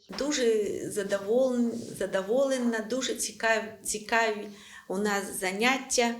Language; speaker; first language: Ukrainian; non-native, local second language; Russian